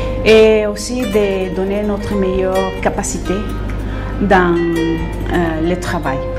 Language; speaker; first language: French; non-native, fluent; Spanish